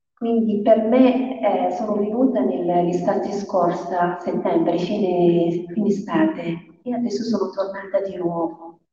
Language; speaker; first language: Italian; non-native, fluent; Arabic